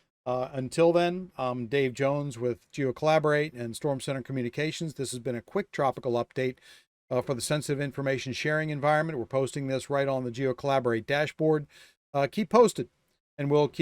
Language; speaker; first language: English; native; English